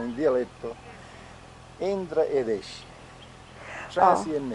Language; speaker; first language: Italian; native; Italian